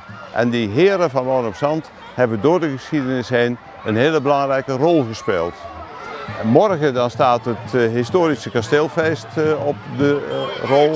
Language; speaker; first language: Dutch; native; Dutch